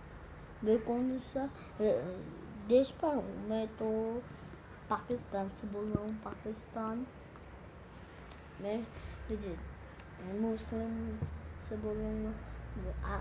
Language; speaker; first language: Hindi; non-native, learner; Bangla